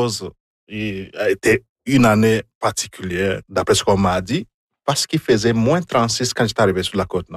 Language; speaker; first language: French; non-native, fluent; Igbo